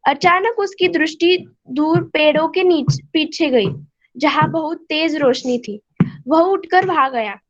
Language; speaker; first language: Hindi; non-native, local second language; Marathi